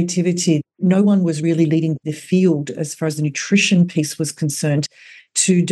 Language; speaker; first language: English; native; English